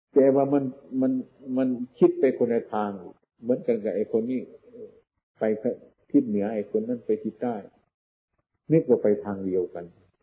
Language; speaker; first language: Thai; non-native, local second language; Northeastern Thai